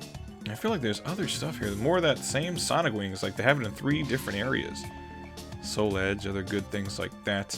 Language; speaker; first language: English; native; English